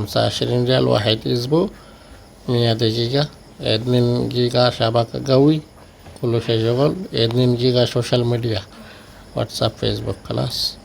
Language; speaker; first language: Arabic; non-native, learner; Bangla